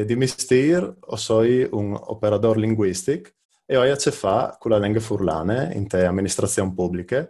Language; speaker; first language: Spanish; non-native, learner; Friulian